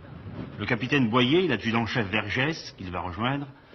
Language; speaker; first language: French; native; French